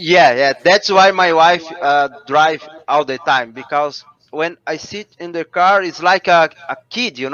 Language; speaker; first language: English; non-native, learner; Portuguese